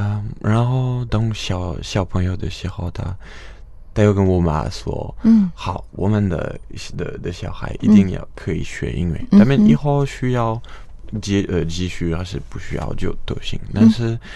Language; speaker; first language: Chinese; non-native, fluent; French